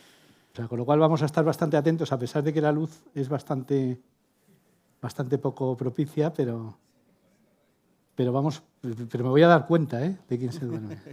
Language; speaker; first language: Spanish; native; Spanish